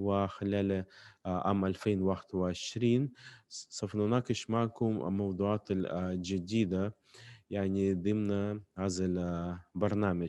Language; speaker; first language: Arabic; non-native, fluent; Russian